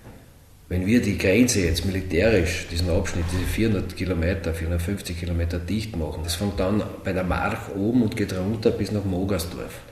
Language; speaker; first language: German; native; German